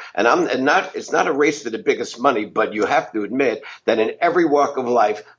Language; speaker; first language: English; native; English